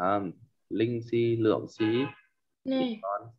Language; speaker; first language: Korean; non-native, fluent; Vietnamese